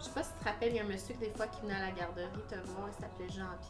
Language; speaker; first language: French; native; French